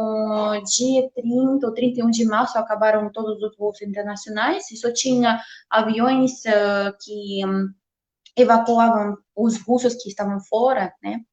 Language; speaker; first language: Portuguese; non-native, fluent; Russian